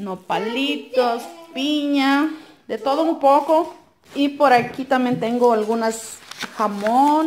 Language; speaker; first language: Spanish; native; Spanish